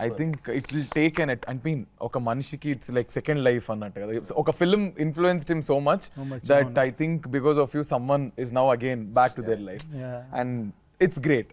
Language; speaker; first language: Telugu; native; Telugu